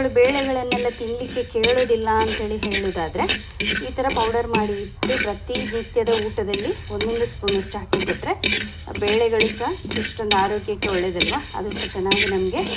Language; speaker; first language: Kannada; non-native, local second language; Konkani